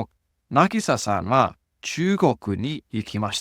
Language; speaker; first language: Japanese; non-native, fluent; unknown